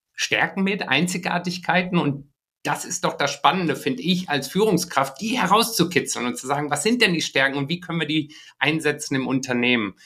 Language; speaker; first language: German; native; German